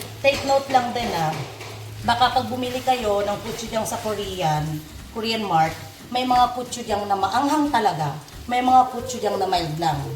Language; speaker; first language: Filipino; non-native, local second language; Bikol